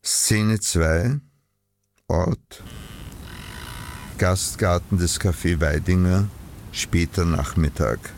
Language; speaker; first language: German; native; German